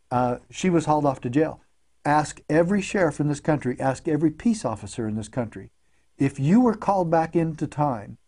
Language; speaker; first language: English; native; English